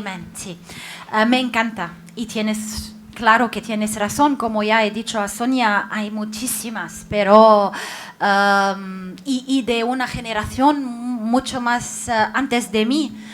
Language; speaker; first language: Spanish; non-native, fluent; Arabic